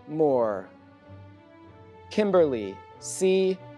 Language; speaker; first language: English; native; English